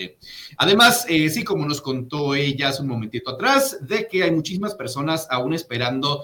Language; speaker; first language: Spanish; native; Spanish